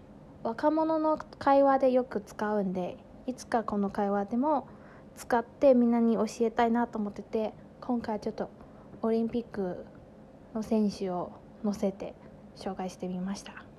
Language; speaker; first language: Japanese; non-native, fluent; Chinese